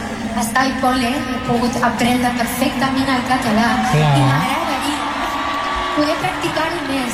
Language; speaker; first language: Catalan; non-native, local second language; Spanish